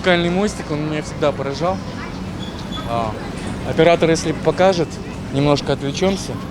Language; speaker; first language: Russian; native; Russian